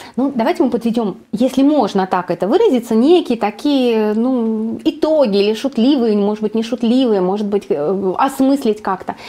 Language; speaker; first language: Russian; native; Russian